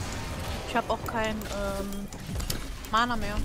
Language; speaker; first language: German; native; German